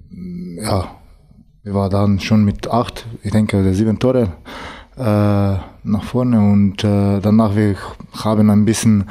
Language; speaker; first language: German; non-native, learner; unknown